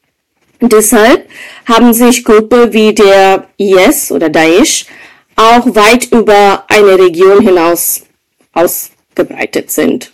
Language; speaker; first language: German; non-native, fluent; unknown